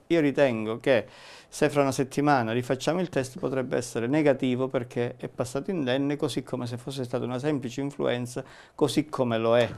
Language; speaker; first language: Italian; native; Italian